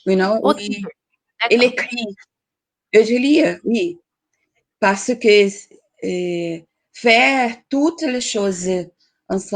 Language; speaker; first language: French; non-native, learner; Portuguese